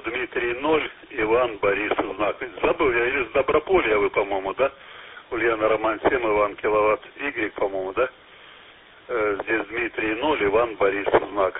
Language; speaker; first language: Russian; non-native, learner; German